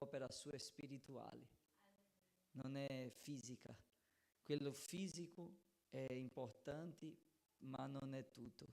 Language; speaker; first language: Italian; non-native, fluent; Portuguese